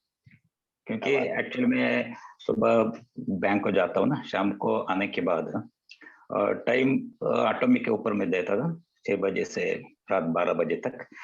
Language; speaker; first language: Hindi; non-native, local second language; Kannada